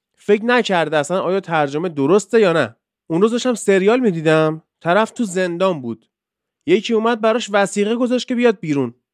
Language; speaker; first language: Persian; native; Persian